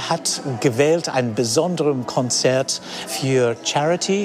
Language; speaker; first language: German; non-native, fluent; English